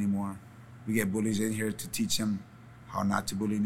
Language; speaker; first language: English; native; English